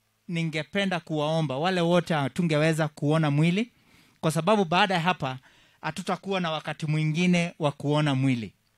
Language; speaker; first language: Swahili; non-native, local second language; Kalenjin